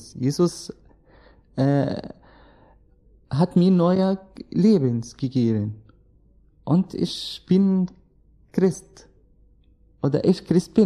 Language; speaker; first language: German; non-native, learner; Arabic